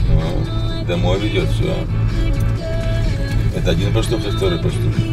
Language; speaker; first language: Russian; native; Russian